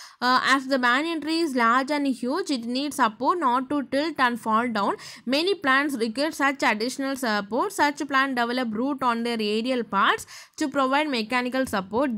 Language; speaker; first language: English; non-native, local second language; Tamil